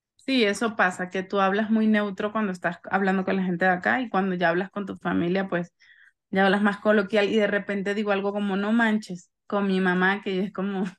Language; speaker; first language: Spanish; native; Spanish